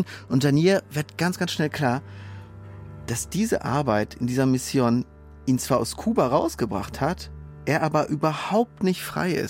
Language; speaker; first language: German; native; German